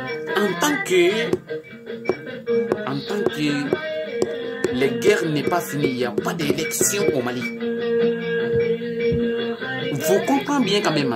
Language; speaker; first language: French; non-native, learner; Bambara